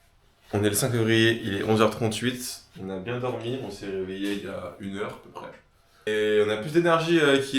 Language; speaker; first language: French; native; French